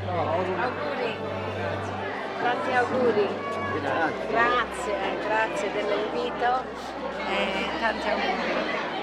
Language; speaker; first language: Italian; early bilingual, heritage; English